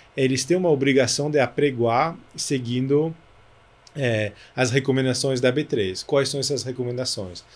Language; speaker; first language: Portuguese; non-native, fluent; French